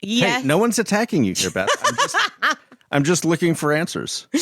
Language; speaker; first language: English; native; English